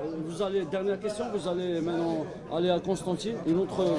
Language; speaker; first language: French; non-native, local second language; Arabic